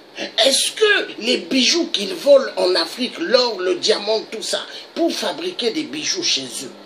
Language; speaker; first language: French; non-native, local second language; Lingala